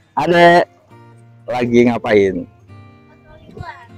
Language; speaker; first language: Indonesian; native; Indonesian